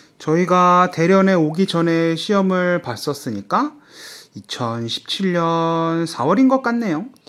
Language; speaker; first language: Korean; native; Korean